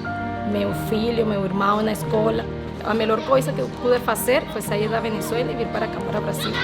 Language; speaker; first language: Portuguese; non-native, learner; Spanish